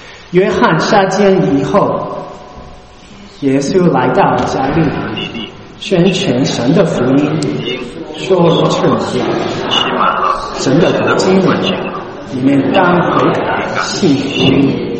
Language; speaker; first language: Chinese; non-native, learner; English